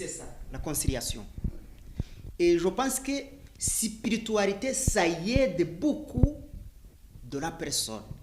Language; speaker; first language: French; non-native, learner; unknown